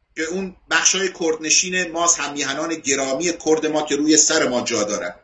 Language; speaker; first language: Persian; non-native, local second language; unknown